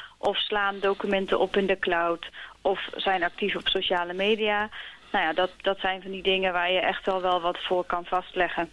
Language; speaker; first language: Dutch; native; Dutch